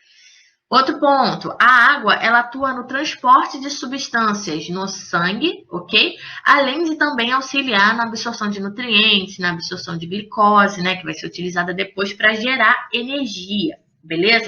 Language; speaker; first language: Portuguese; native; Portuguese